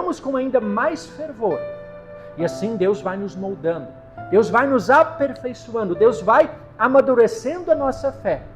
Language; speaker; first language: Portuguese; native; Portuguese